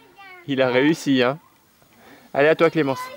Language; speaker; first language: French; native; French